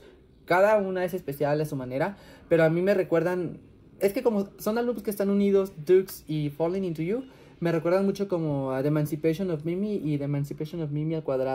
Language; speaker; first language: Spanish; native; Spanish